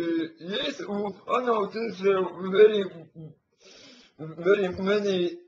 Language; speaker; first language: English; non-native, learner; Latvian